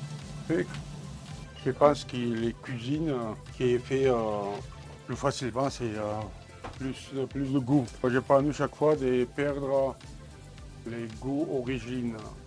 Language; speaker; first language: French; non-native, learner; Georgian